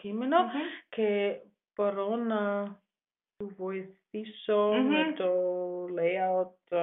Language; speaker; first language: Greek; non-native, learner; German